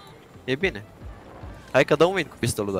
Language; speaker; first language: Romanian; native; Romanian